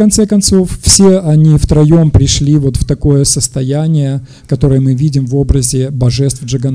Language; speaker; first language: Russian; native; Russian